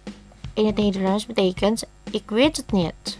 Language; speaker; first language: Dutch; non-native, learner; Indonesian